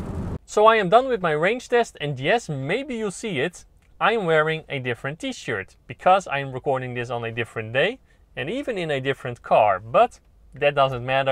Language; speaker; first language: English; non-native, fluent; Dutch